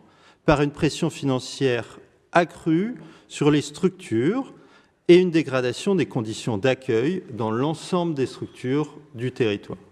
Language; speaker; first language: French; native; French